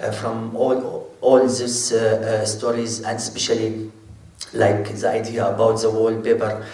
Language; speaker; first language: English; non-native, fluent; Arabic